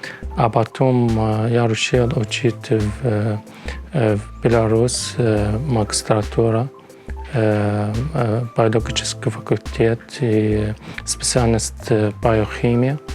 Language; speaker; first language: Russian; non-native, learner; Arabic